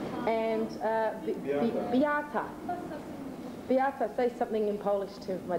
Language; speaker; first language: English; native; English